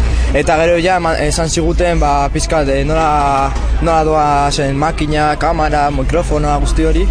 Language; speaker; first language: Basque; non-native, local second language; Spanish